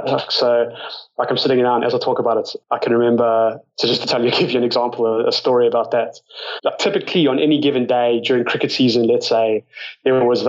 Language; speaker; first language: English; native; English